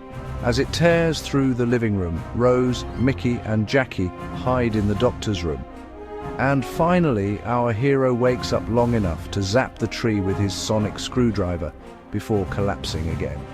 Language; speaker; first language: English; native; English